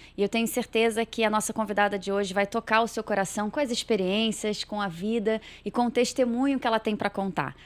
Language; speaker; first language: Portuguese; native; Portuguese